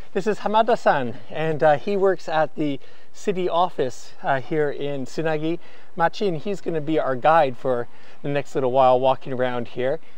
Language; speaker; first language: English; native; English